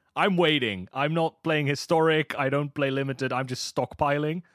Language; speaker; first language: English; non-native, fluent; Hebrew